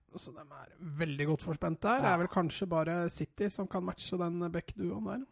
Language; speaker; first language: Norwegian; native; Norwegian